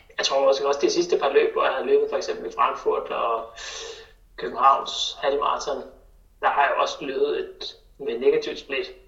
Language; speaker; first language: Danish; native; Danish